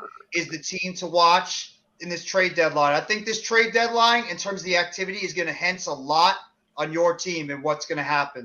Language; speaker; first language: English; native; English